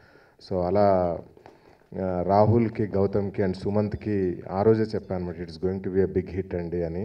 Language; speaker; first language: Telugu; native; Telugu